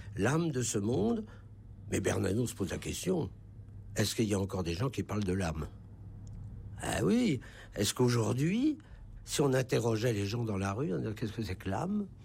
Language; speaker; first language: French; native; French